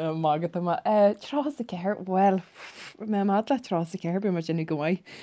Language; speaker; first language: Irish; native; Irish